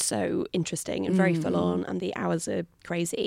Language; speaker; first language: English; native; English